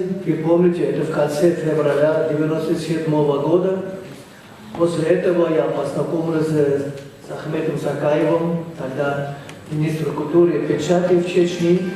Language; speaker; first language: Russian; non-native, fluent; German